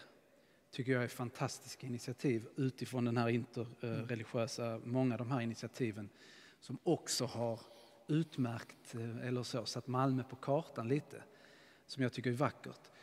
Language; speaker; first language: Swedish; native; Swedish